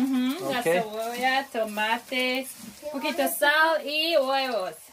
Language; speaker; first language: Spanish; non-native, learner; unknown